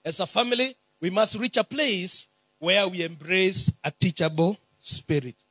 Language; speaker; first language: English; non-native, local second language; Swahili